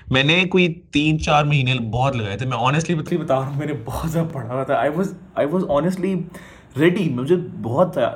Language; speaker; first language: Urdu; native; Urdu